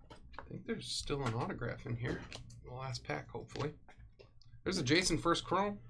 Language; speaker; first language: English; native; English